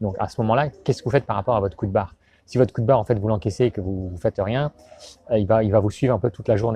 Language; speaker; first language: French; native; French